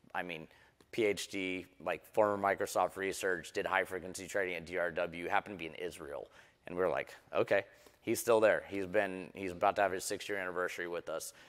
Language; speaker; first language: English; native; English